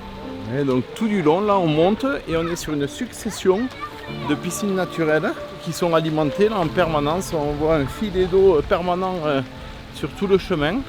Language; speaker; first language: French; native; French